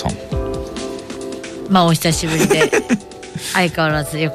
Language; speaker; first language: Japanese; native; Japanese